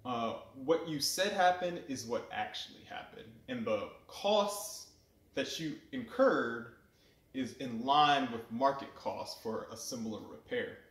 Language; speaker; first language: English; native; English